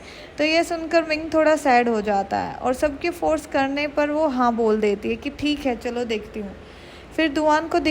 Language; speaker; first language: Hindi; native; Hindi